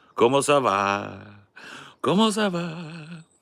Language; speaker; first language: French; non-native, learner; English